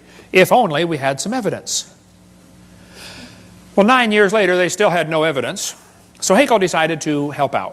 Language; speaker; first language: English; native; English